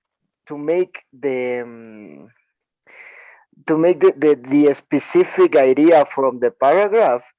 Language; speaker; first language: English; non-native, learner; Spanish